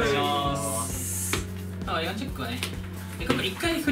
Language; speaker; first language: Japanese; native; Japanese